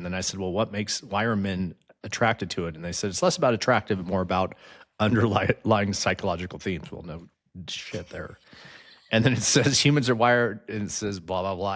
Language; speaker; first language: English; native; English